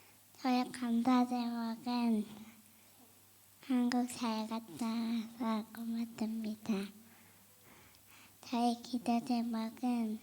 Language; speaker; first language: Korean; early bilingual, heritage; Korean